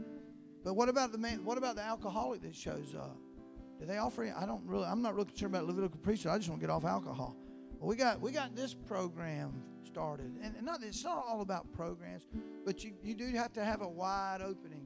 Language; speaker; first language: English; native; English